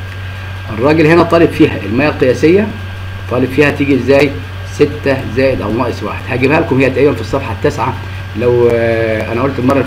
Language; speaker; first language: Arabic; native; Arabic